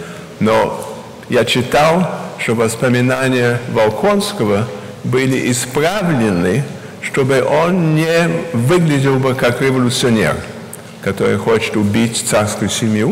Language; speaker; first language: Russian; early bilingual, heritage; Russian